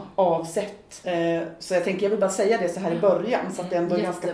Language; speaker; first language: Swedish; native; Swedish